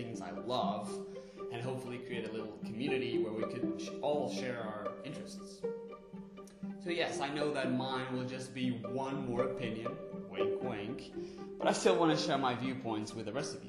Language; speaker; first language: English; non-native, fluent; Portuguese